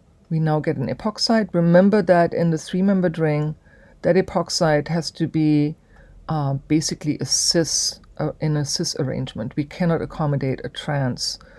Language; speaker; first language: English; native; English